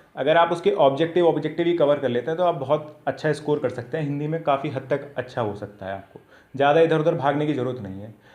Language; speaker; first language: Hindi; native; Hindi